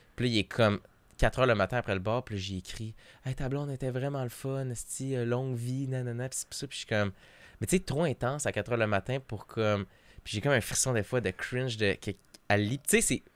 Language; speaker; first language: French; native; French